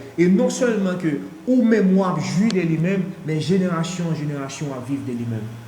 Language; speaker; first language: Haitian Creole; native; Haitian Creole